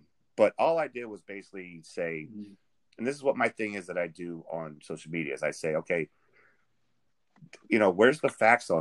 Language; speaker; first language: English; native; English